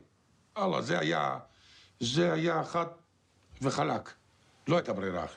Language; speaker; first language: Hebrew; non-native, fluent; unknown